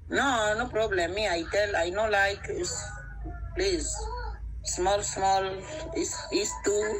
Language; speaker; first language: English; non-native, learner; Fang